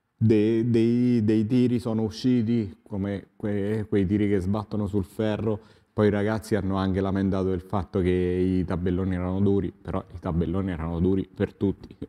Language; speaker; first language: Italian; native; Italian